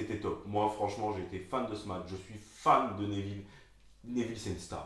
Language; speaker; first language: French; native; French